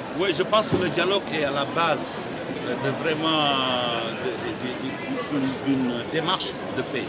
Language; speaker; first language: French; non-native, local second language; Wolof